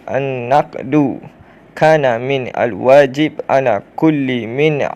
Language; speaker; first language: Arabic; non-native, learner; Malay